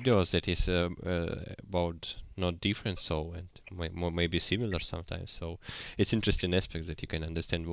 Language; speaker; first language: English; non-native, learner; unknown